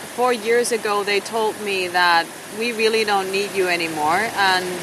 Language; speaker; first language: English; non-native, fluent; Finnish